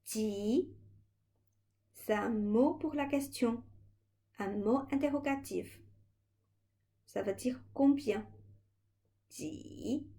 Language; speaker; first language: French; non-native, fluent; Chinese